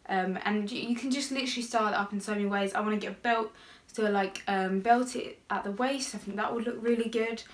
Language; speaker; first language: English; native; English